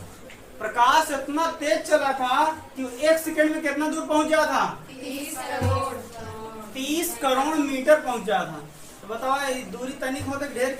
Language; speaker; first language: Hindi; native; Hindi